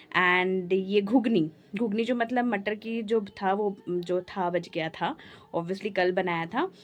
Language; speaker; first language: Hindi; non-native, local second language; Bangla